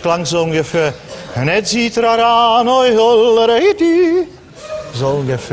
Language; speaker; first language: German; non-native, fluent; Czech